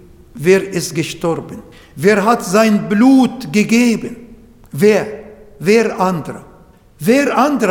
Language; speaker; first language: German; non-native, learner; Arabic